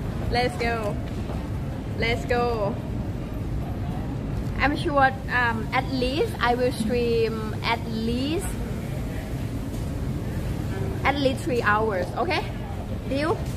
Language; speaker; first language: English; non-native, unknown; Thai